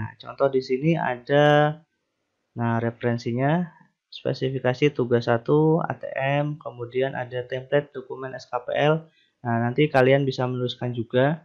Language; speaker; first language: Indonesian; native; Indonesian